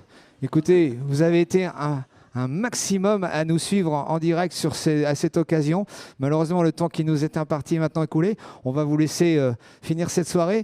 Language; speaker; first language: French; native; French